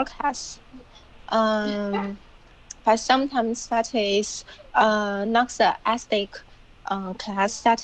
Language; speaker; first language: English; non-native, learner; Chinese